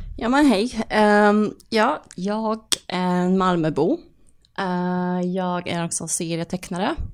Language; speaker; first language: Swedish; non-native, fluent; Polish